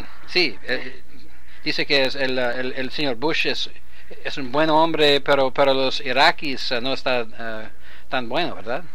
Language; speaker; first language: Spanish; non-native, learner; English